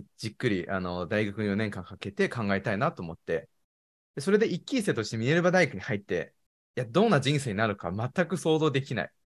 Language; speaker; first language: Japanese; non-native, fluent; Chinese